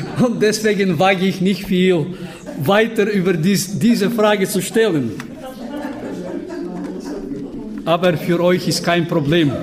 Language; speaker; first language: German; non-native, fluent; Bulgarian